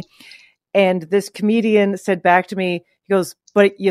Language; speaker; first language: English; native; English